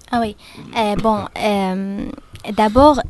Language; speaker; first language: French; non-native, fluent; Arabic